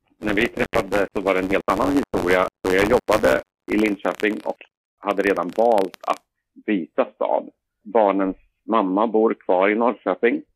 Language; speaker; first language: Swedish; native; Swedish